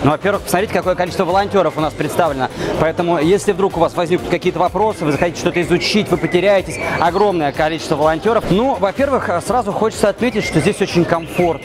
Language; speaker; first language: Russian; native; Russian